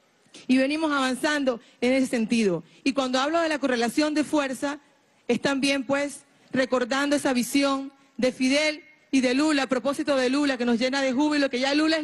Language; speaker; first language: Spanish; native; Spanish